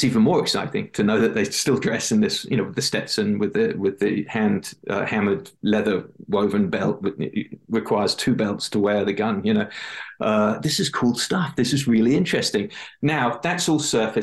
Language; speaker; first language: English; native; English